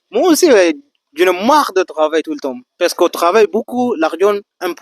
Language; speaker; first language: French; non-native, learner; Arabic